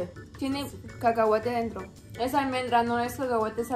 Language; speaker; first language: Spanish; native; Spanish